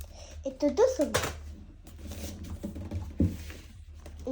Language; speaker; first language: Japanese; early bilingual, other home language; Filipino